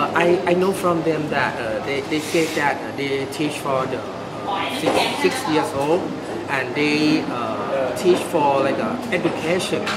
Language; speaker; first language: English; non-native, learner; Thai